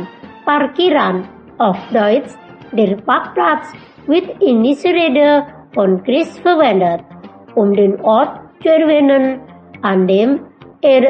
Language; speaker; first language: German; non-native, fluent; Indonesian